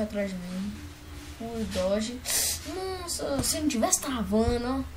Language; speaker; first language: Portuguese; native; Portuguese